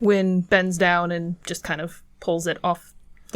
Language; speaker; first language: English; native; English